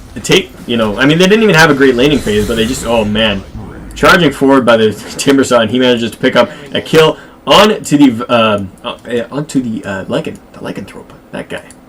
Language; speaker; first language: English; native; English